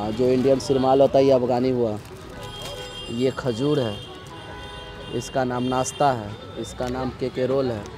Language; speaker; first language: Hindi; non-native, learner; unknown